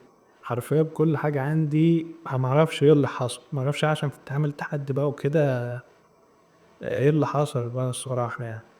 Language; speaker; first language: Arabic; native; Arabic